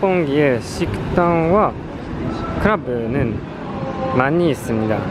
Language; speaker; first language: Korean; non-native, learner; Polish